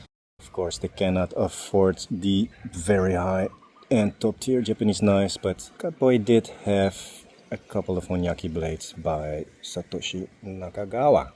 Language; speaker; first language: English; non-native, fluent; Dutch